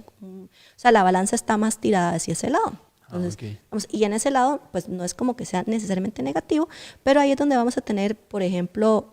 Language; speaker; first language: Spanish; native; Spanish